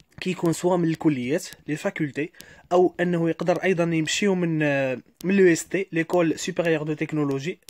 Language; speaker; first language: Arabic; native; Arabic